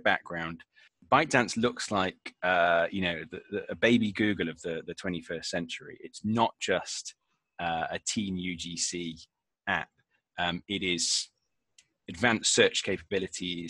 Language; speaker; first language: English; native; English